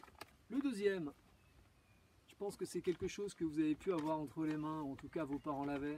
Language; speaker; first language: French; native; French